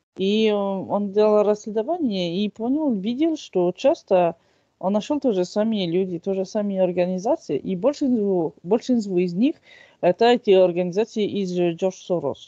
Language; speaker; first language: Russian; non-native, fluent; French